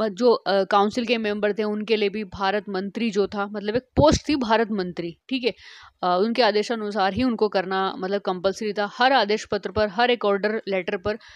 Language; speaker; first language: Hindi; native; Hindi